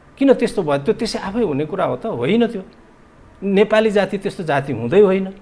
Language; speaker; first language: Nepali; non-native, local second language; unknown